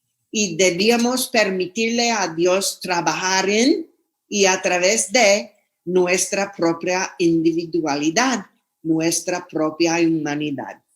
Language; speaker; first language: Spanish; non-native, fluent; English